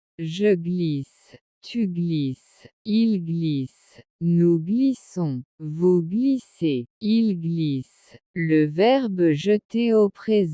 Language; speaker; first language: French; non-native, local second language; Arabic